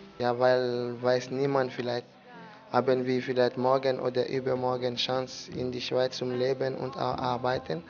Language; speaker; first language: German; non-native, learner; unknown